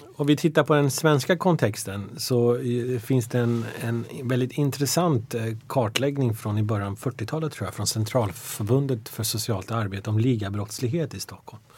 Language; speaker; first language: Swedish; early bilingual, other home language; Persian